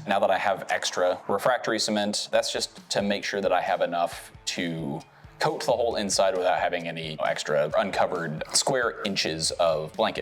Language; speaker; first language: English; native; English